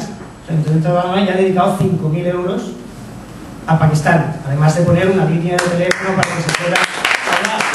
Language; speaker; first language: Spanish; native; Spanish